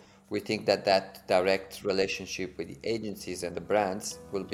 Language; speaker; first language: English; non-native, fluent; Italian